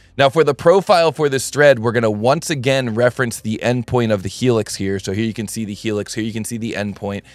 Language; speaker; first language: English; native; English